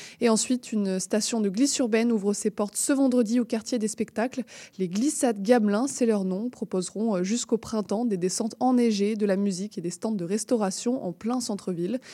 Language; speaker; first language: French; native; French